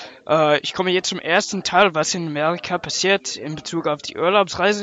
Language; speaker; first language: German; non-native, learner; English